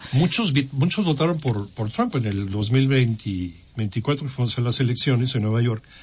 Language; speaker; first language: Spanish; native; Spanish